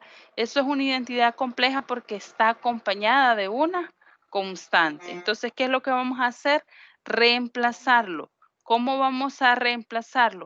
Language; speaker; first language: Spanish; native; Spanish